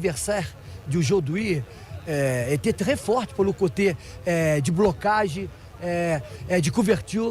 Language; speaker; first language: French; non-native, fluent; Portuguese